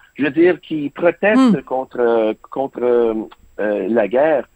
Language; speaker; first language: French; early bilingual, other home language; Ukrainian